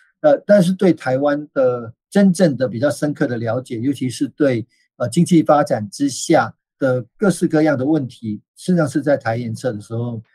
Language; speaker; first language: Chinese; native; Chinese